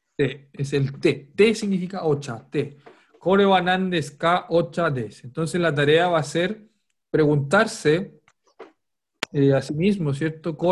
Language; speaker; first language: Spanish; native; Spanish